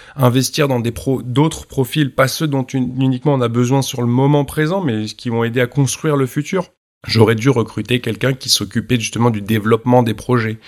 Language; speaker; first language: French; native; French